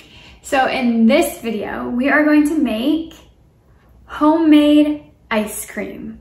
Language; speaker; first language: English; native; English